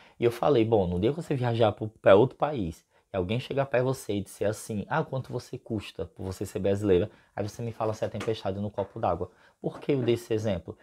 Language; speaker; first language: Portuguese; native; Portuguese